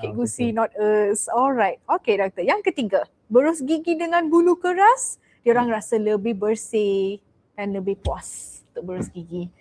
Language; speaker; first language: Malay; native; Malay